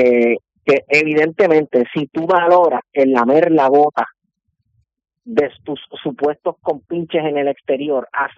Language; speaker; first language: Spanish; native; Spanish